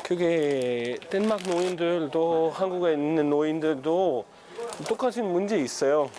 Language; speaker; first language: Korean; non-native, fluent; Danish